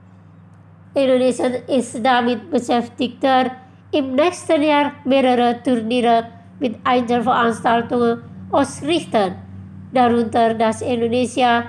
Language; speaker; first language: German; non-native, fluent; Indonesian